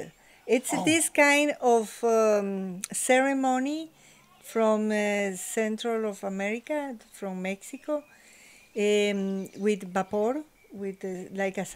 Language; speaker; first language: English; non-native, learner; Spanish